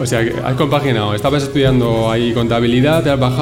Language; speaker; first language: Spanish; native; Spanish